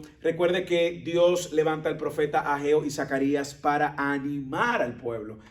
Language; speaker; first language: Spanish; native; Spanish